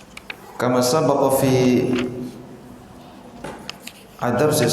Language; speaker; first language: Arabic; non-native, fluent; Indonesian